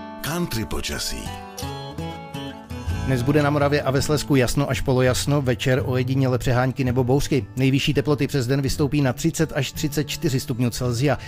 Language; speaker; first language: Czech; native; Czech